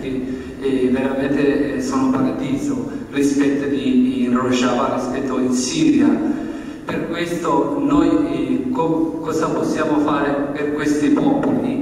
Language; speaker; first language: Italian; non-native, learner; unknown